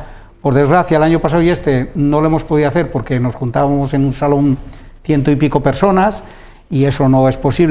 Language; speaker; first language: Spanish; native; Spanish